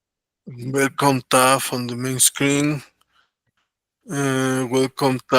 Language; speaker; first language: English; non-native, learner; Spanish